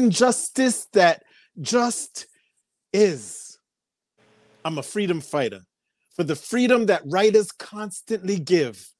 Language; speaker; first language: English; native; English